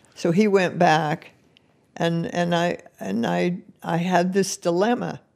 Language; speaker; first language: English; native; English